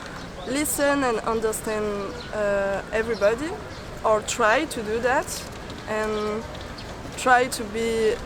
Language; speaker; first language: English; non-native, learner; French